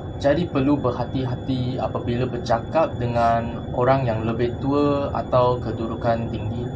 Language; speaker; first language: Malay; non-native, local second language; Chinese